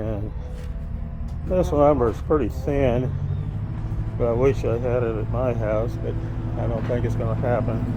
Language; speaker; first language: English; native; English